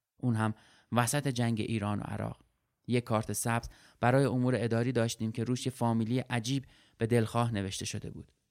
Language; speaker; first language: Persian; early bilingual, other home language; Arabic